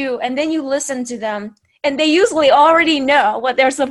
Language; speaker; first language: English; non-native, fluent; Indonesian